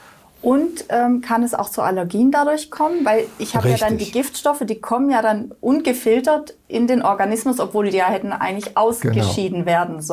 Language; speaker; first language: German; native; German